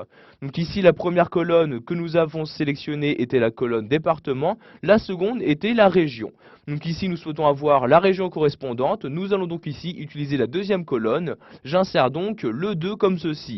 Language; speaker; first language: French; native; French